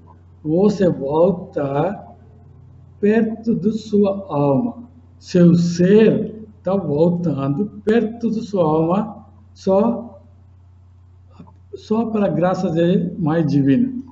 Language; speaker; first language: Portuguese; non-native, fluent; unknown